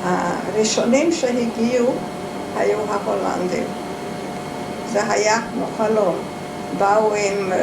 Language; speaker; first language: Hebrew; non-native, fluent; Hungarian